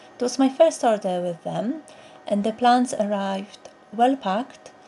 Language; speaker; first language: English; non-native, fluent; Polish